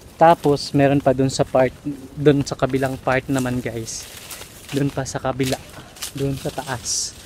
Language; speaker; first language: Filipino; non-native, local second language; Cebuano